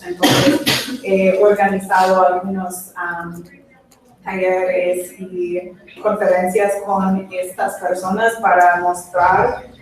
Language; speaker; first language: Spanish; non-native, fluent; English